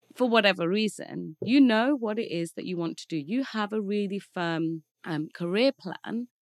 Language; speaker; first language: English; native; English